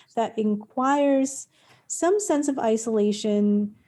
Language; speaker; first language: English; native; English